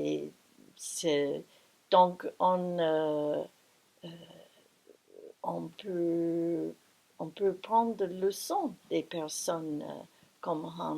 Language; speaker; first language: French; non-native, fluent; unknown